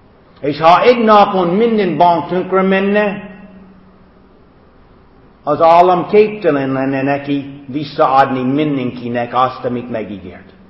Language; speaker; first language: Hungarian; non-native, fluent; English